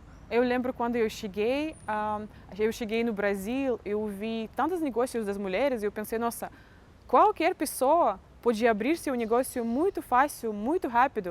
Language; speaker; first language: Portuguese; non-native, fluent; Russian